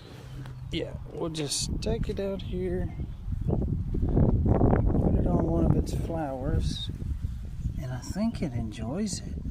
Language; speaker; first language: English; native; English